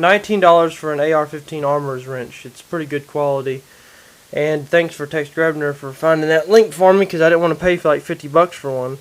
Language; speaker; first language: English; native; English